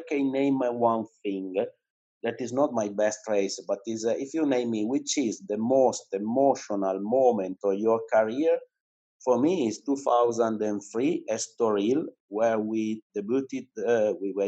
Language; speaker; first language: English; non-native, fluent; Italian